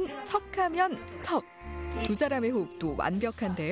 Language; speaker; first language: Korean; native; Korean